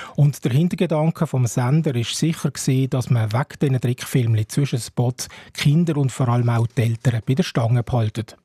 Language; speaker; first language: German; native; German